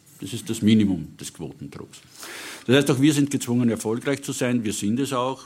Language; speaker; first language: German; native; German